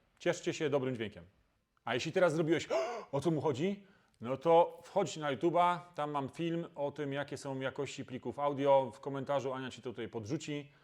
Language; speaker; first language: Polish; native; Polish